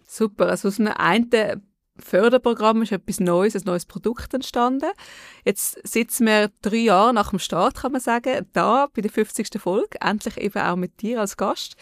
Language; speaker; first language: German; native; German